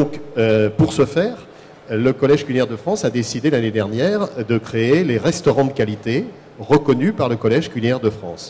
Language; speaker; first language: French; native; French